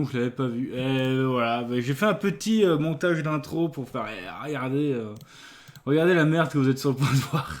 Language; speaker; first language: French; native; French